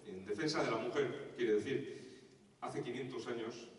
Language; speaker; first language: Spanish; non-native, local second language; Basque